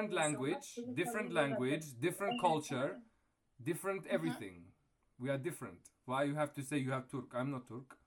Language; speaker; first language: English; non-native, fluent; Kurdish